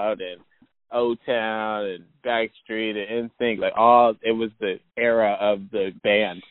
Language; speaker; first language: English; native; English